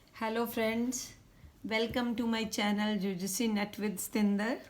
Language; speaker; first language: English; non-native, local second language; Punjabi